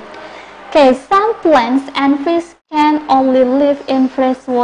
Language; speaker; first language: English; non-native, local second language; Indonesian